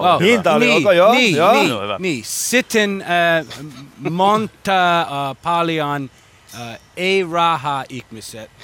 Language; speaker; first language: Finnish; non-native, learner; English